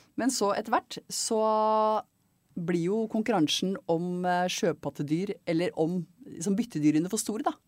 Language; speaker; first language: Norwegian; native; Norwegian